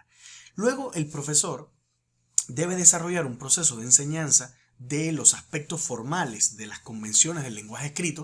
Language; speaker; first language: Spanish; native; Spanish